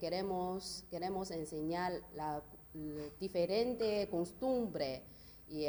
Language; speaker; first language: Spanish; non-native, learner; Chinese